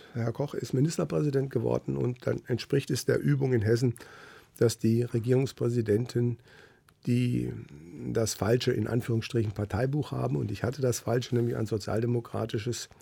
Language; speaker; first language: German; native; German